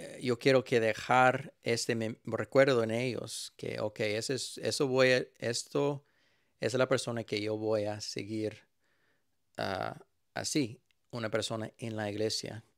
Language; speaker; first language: Spanish; early bilingual, heritage; Spanish